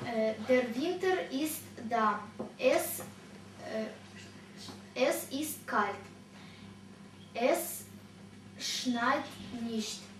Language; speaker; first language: German; non-native, learner; Russian